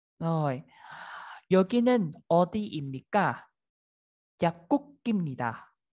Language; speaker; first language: Korean; non-native, fluent; Vietnamese